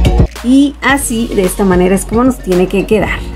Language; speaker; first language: Spanish; native; Spanish